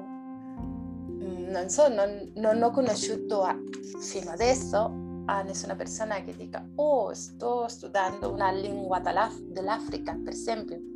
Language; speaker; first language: Italian; non-native, learner; Spanish